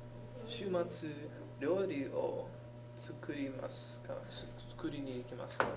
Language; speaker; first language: Japanese; non-native, learner; English